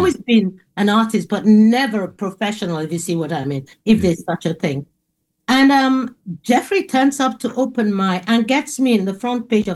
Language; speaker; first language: English; non-native, local second language; Igbo